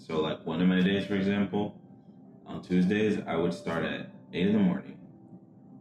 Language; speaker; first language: English; early bilingual, other home language; Spanish